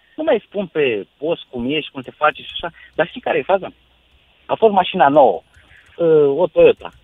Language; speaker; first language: Romanian; native; Romanian